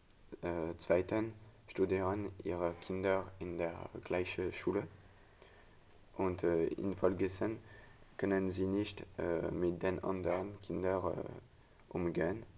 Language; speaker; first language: German; non-native, learner; French